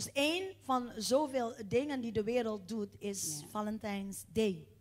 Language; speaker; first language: Dutch; non-native, fluent; Indonesian